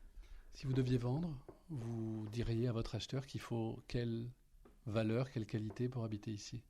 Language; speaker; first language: French; native; French